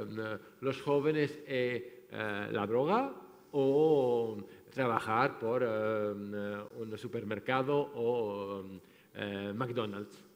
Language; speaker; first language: Spanish; non-native, fluent; French